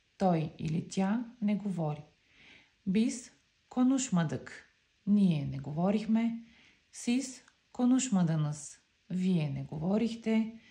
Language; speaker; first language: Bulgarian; non-native, local second language; Turkish